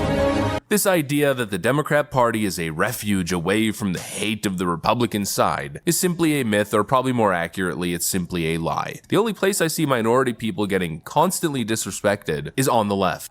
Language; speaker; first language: English; native; English